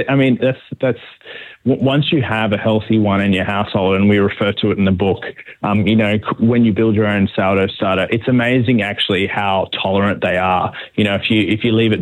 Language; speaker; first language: English; native; English